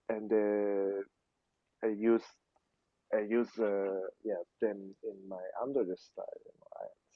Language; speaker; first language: English; non-native, learner; Japanese